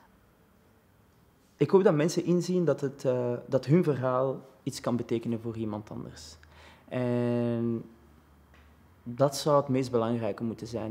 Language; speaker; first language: Dutch; early bilingual, other home language; Arabic